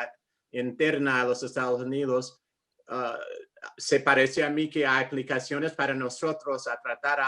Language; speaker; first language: Spanish; non-native, fluent; English